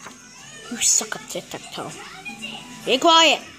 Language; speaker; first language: English; native; English